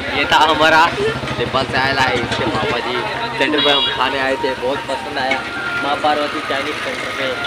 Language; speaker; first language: Hindi; non-native, local second language; Bhili